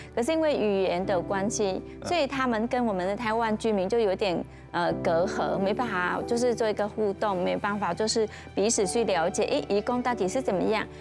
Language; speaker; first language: Chinese; non-native, fluent; Vietnamese